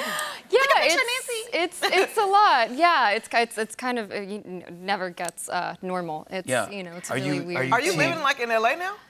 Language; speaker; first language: English; native; English